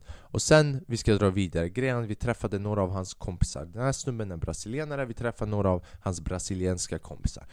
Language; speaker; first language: Swedish; early bilingual, other home language; Albanian